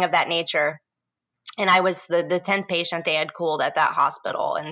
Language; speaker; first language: English; native; English